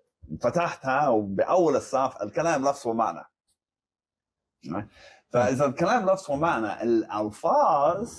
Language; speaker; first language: Arabic; non-native, fluent; English